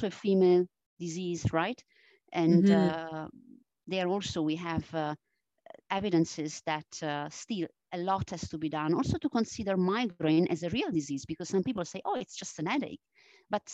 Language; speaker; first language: English; non-native, fluent; Italian